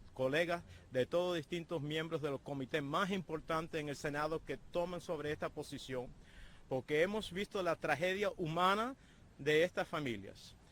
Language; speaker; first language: Spanish; early bilingual, heritage; Spanish